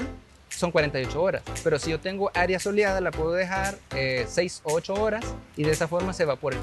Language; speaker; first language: Spanish; native; Spanish